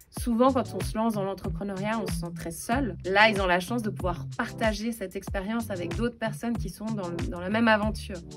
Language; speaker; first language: French; native; French